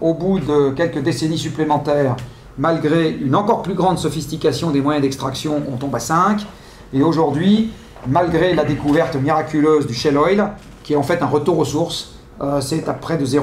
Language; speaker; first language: French; native; French